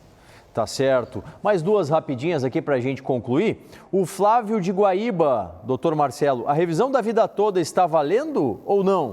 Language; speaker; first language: Portuguese; native; Portuguese